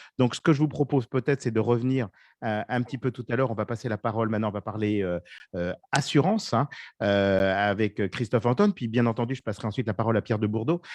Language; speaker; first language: French; native; French